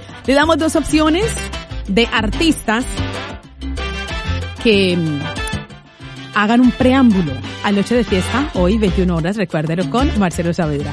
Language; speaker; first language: Spanish; native; Spanish